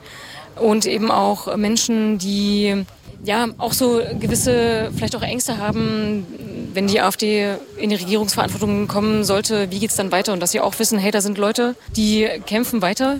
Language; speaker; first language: German; native; German